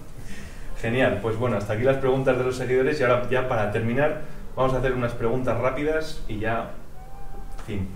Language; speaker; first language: Spanish; native; Spanish